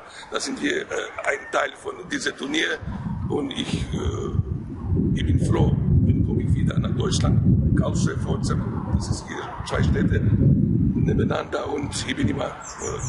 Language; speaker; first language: German; non-native, fluent; Croatian